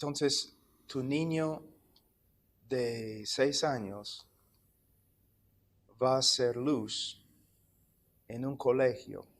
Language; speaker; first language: Spanish; non-native, fluent; English